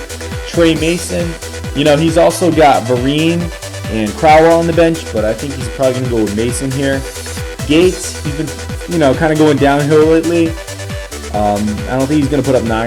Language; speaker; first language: English; native; English